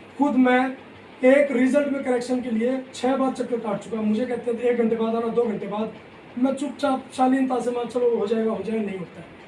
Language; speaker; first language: Hindi; native; Hindi